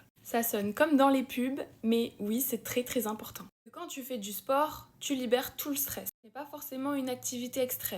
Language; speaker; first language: French; native; French